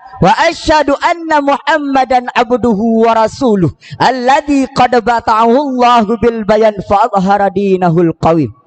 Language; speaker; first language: Arabic; non-native, learner; Achinese